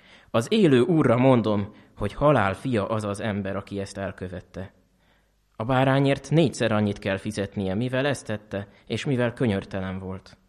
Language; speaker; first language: Hungarian; native; Hungarian